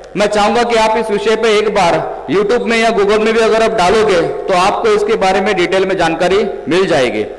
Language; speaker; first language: Hindi; non-native, local second language; Marathi